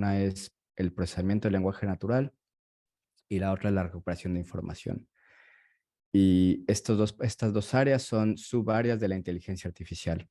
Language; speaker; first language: Spanish; native; Spanish